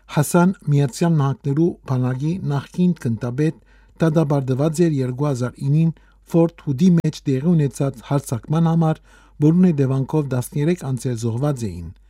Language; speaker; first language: Armenian; early bilingual, heritage; Armenian